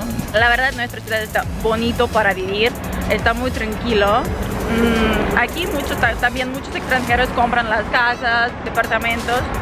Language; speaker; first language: Spanish; non-native, fluent; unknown